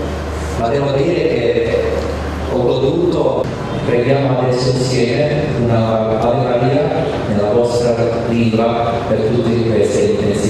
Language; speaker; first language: Italian; non-native, fluent; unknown